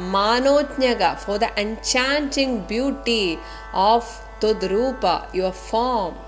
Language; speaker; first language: English; non-native, local second language; Malayalam